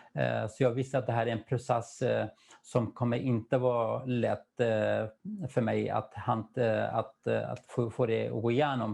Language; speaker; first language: Swedish; non-native, fluent; Kurdish